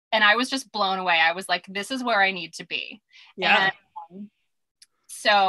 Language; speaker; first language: English; native; English